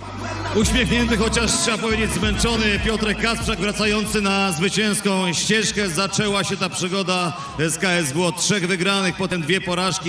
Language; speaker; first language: Polish; native; Polish